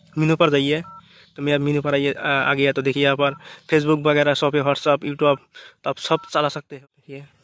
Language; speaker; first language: Hindi; non-native, local second language; Bangla